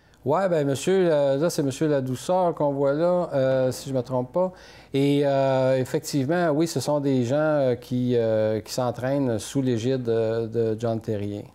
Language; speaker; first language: French; native; French